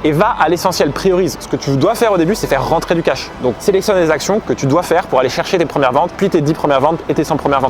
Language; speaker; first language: French; native; French